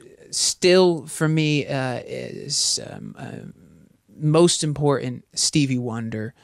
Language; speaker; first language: English; early bilingual, other home language; German